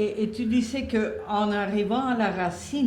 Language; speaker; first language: French; non-native, fluent; Spanish